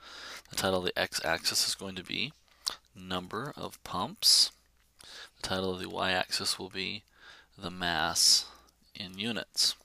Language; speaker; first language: English; native; English